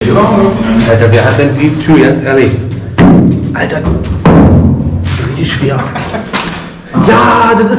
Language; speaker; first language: German; native; German